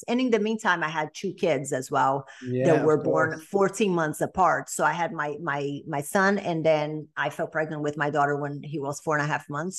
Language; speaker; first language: English; non-native, fluent; Portuguese